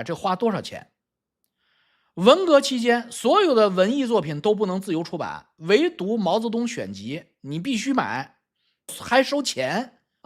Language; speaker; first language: Chinese; native; Chinese